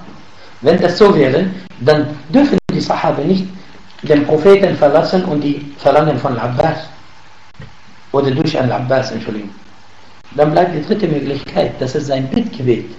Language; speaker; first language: German; non-native, learner; Arabic